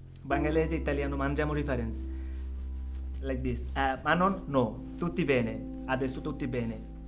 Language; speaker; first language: Italian; non-native, learner; Bangla